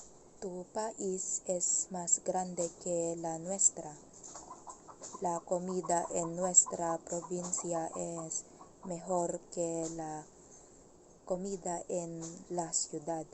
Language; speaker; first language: Spanish; non-native, learner; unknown